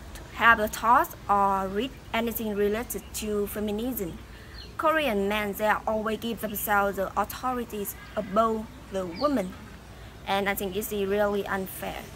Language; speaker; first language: English; non-native, fluent; Vietnamese